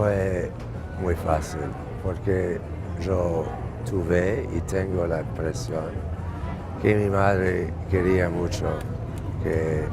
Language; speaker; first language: Spanish; non-native, fluent; English